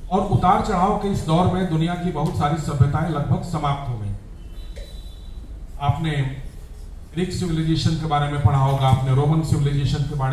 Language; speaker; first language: Hindi; native; Hindi